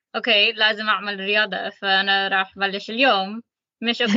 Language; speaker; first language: Arabic; non-native, learner; English